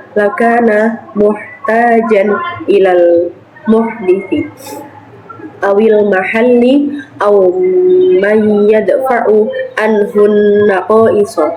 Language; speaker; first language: Arabic; non-native, learner; Indonesian